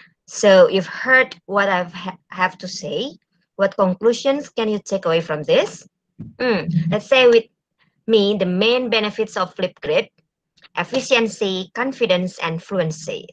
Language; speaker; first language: English; non-native, fluent; Indonesian